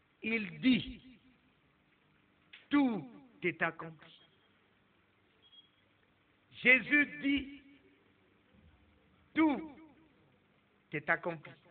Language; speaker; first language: French; non-native, local second language; Lingala